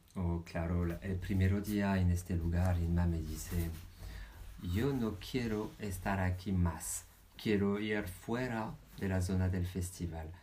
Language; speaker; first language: Spanish; non-native, fluent; French